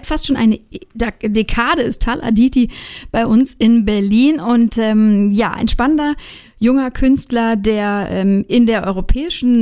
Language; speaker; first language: German; native; German